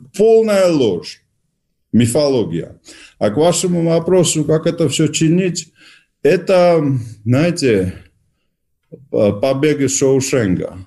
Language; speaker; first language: Russian; non-native, local second language; Georgian